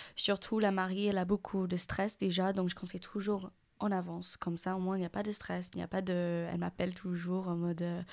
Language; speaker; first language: French; non-native, fluent; English